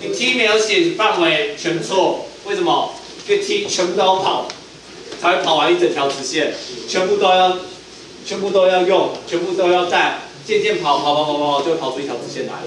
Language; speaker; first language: Chinese; native; Chinese